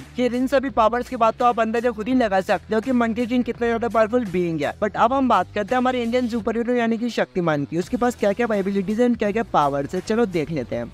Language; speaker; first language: Hindi; native; Hindi